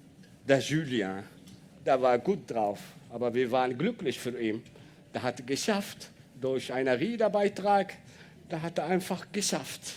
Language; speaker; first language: German; non-native, learner; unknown